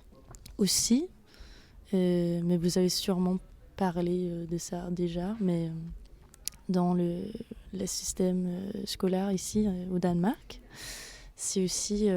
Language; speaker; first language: French; non-native, fluent; Danish